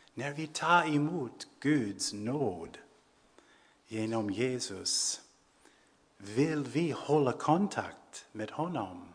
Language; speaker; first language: Swedish; non-native, fluent; English